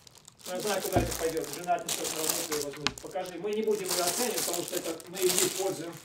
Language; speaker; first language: Russian; native; Russian